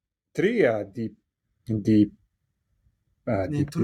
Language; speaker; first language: Greek; non-native, learner; English